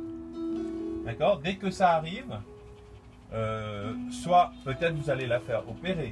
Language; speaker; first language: French; native; French